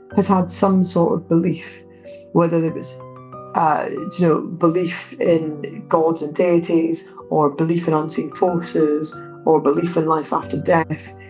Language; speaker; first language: English; native; English